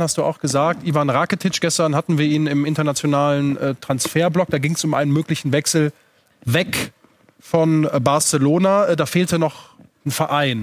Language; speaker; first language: German; native; German